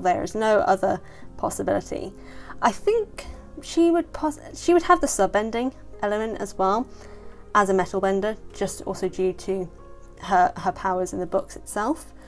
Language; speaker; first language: English; native; English